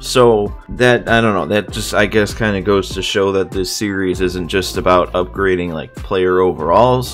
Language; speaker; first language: English; native; English